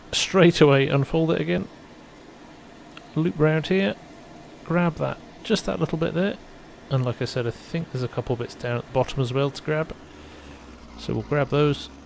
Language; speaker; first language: English; native; English